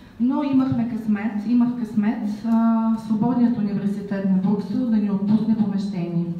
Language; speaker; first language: Bulgarian; native; Bulgarian